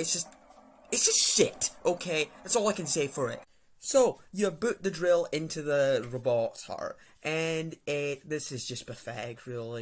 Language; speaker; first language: English; native; English